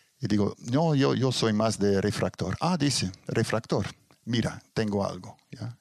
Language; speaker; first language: Spanish; non-native, fluent; Dutch